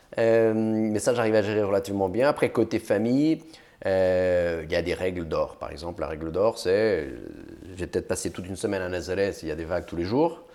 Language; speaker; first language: French; early bilingual, other home language; Portuguese